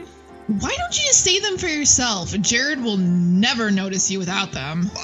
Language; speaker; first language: English; native; English